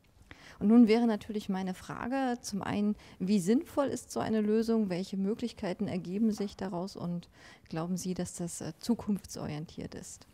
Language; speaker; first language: German; native; German